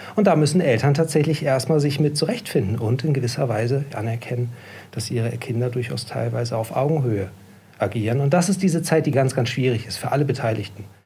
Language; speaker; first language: German; native; German